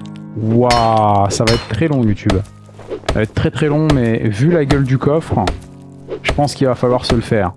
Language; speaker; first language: French; native; French